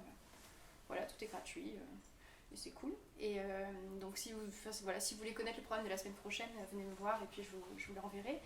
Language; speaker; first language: French; native; French